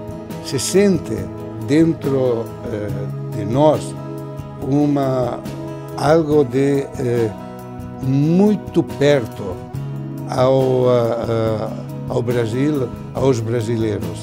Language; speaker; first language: Portuguese; non-native, fluent; Italian